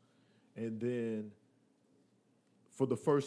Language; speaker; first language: English; early bilingual, other home language; Spanish